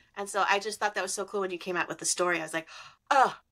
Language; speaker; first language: English; native; English